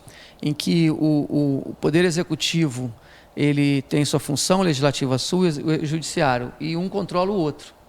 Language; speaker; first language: Portuguese; native; Portuguese